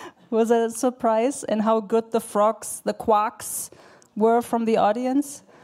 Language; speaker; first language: English; non-native, fluent; German